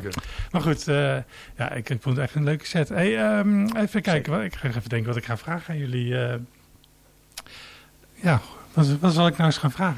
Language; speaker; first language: Dutch; native; Dutch